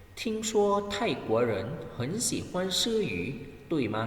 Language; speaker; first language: Chinese; non-native, fluent; Thai